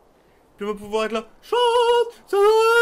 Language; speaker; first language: French; native; French